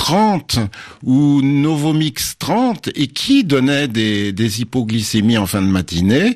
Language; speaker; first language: French; native; French